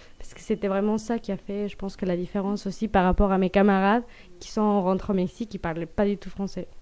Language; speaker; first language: French; non-native, fluent; Spanish